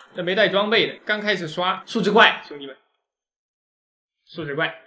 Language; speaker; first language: Chinese; native; Chinese